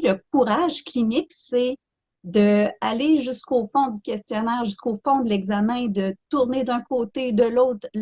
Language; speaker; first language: French; native; French